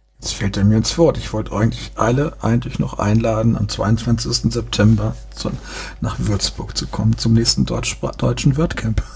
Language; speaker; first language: German; native; German